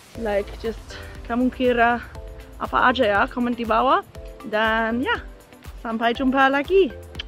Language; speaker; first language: Indonesian; non-native, learner; English